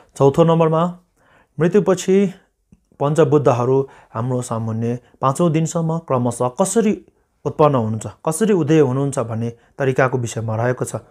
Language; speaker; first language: Nepali; non-native, local second language; Sherpa